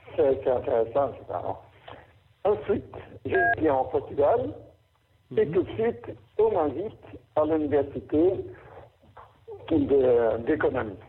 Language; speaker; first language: French; non-native, fluent; Portuguese